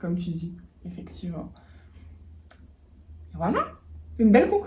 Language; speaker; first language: French; native; French